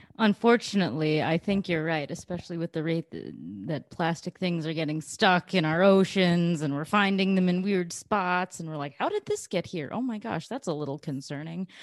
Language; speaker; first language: English; native; English